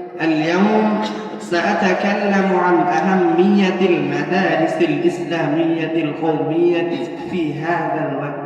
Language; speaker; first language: Arabic; non-native, learner; Bangla